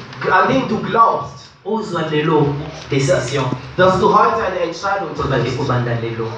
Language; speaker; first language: German; non-native, learner; French